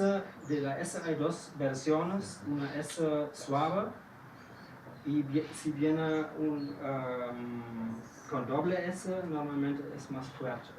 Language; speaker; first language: Spanish; non-native, fluent; German